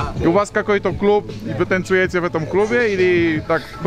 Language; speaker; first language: Russian; non-native, learner; Polish